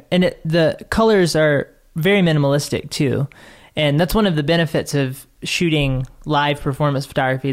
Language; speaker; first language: English; native; English